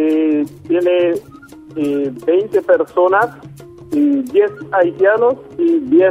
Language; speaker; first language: Spanish; non-native, local second language; Haitian Creole